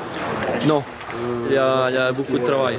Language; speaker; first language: French; non-native, fluent; Italian